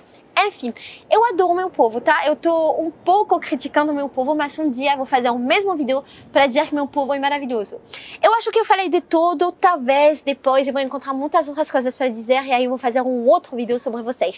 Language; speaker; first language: Portuguese; non-native, learner; French